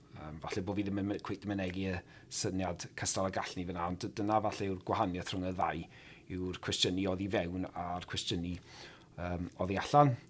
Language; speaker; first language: Welsh; native; Welsh